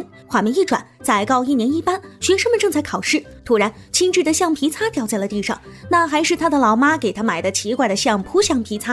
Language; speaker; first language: Chinese; native; Chinese